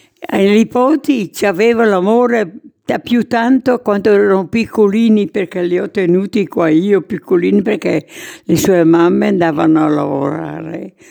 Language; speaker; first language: Italian; native; Italian